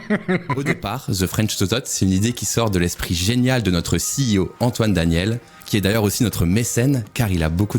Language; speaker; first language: French; native; French